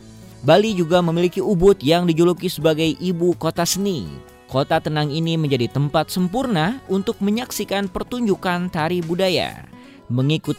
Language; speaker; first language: Indonesian; native; Indonesian